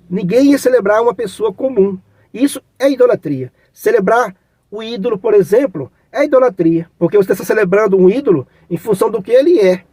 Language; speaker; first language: Portuguese; native; Portuguese